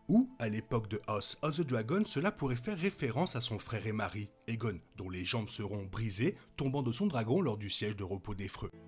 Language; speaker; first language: French; native; French